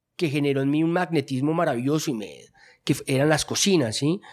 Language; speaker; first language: Spanish; native; Spanish